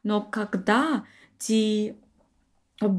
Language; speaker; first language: Russian; non-native, learner; English